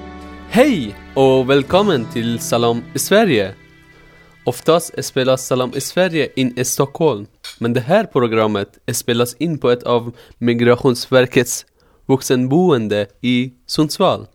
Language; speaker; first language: Swedish; non-native, fluent; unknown